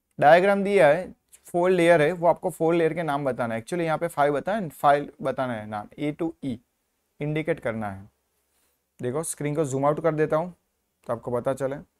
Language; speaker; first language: Hindi; non-native, local second language; Gujarati